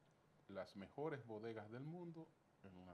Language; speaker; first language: Spanish; native; Spanish